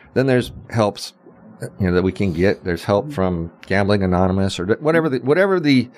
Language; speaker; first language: English; native; English